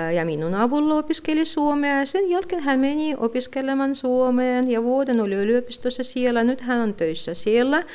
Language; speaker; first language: Finnish; non-native, fluent; Russian